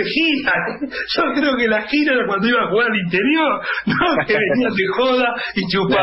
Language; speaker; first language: Spanish; native; Spanish